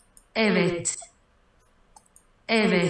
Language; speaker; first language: Turkish; non-native, learner; French